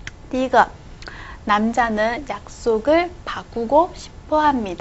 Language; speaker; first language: Korean; non-native, fluent; Chinese